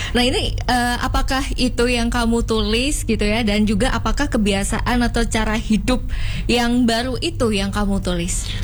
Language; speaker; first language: Indonesian; native; Indonesian